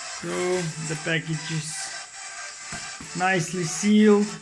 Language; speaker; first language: English; non-native, fluent; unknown